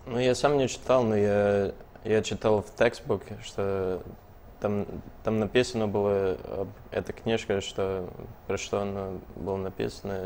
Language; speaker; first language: Russian; early bilingual, heritage; Russian